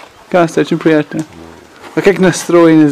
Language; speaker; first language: Russian; non-native, learner; English